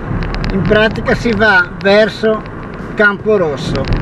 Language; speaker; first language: Italian; native; Italian